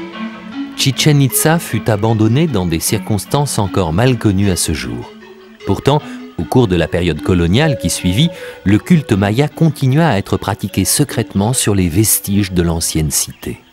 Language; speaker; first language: French; native; French